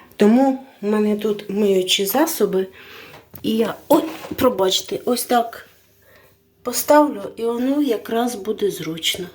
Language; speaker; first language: Ukrainian; non-native, local second language; Russian